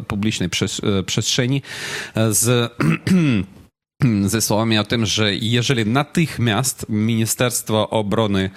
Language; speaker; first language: Polish; non-native, fluent; Ukrainian